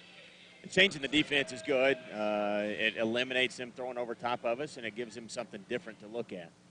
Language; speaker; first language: English; native; English